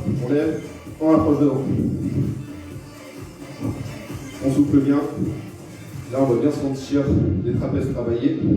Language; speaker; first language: French; native; French